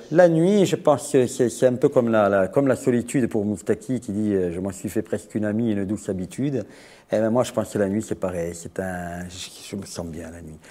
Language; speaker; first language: French; native; French